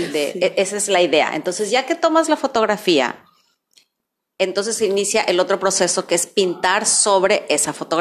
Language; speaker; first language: Spanish; native; Spanish